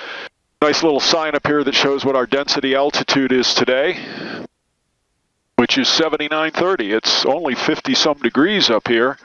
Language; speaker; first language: English; native; English